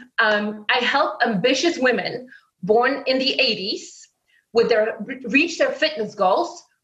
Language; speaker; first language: English; non-native, fluent; Polish